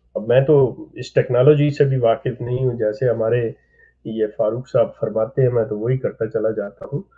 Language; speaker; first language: Urdu; native; Urdu